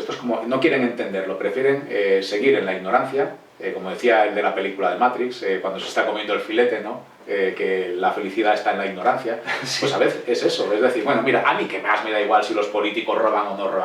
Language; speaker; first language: Spanish; native; Spanish